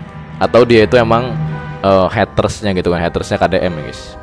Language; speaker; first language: Indonesian; native; Indonesian